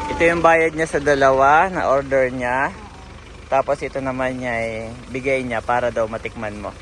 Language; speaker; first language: Filipino; native; Filipino